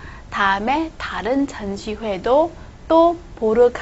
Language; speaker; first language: Korean; non-native, fluent; Chinese